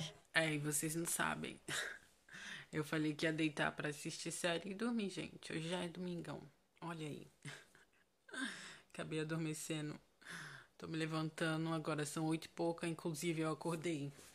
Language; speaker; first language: Portuguese; native; Portuguese